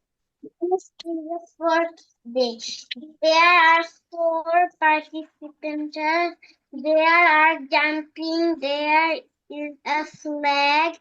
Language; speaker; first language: English; non-native, learner; Bangla